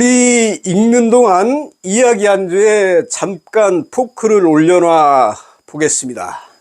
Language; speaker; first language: Korean; native; Korean